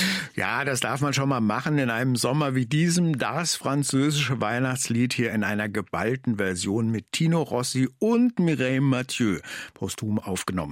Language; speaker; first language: German; native; German